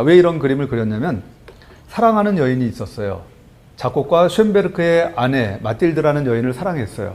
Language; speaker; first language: Korean; native; Korean